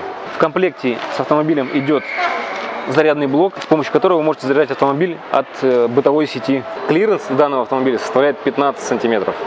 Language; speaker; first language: Russian; native; Russian